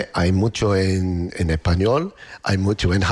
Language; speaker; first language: Spanish; non-native, learner; English